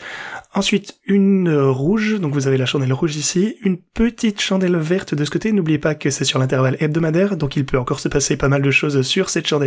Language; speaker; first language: French; native; French